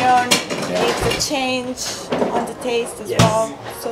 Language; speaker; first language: English; non-native, fluent; Italian